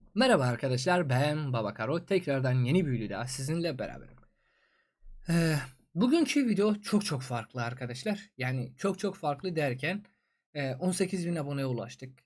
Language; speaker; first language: Turkish; non-native, fluent; Persian